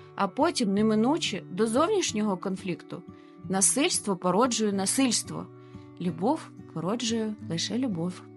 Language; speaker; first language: Ukrainian; non-native, local second language; Russian